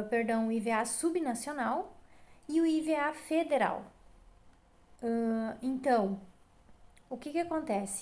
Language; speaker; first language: Portuguese; native; Portuguese